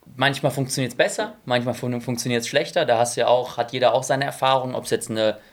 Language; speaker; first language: German; native; German